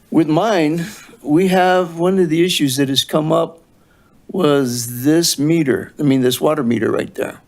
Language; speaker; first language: English; native; English